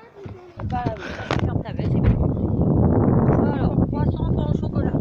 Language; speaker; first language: French; native; French